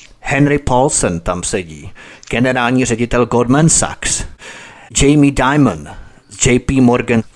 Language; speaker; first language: Czech; native; Czech